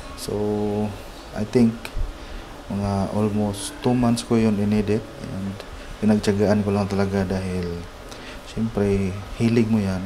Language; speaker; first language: Filipino; non-native, local second language; Cebuano